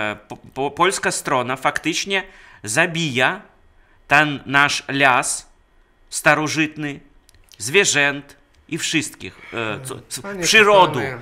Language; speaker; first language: Polish; non-native, fluent; Russian